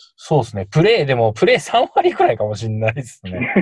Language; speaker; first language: Japanese; native; Japanese